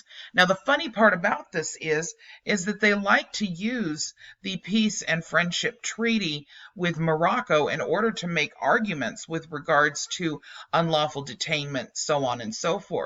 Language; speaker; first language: English; native; English